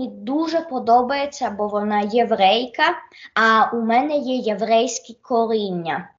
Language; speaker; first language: Ukrainian; early bilingual, heritage; Ukrainian